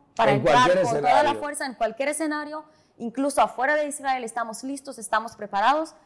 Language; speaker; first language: Spanish; non-native, fluent; Hebrew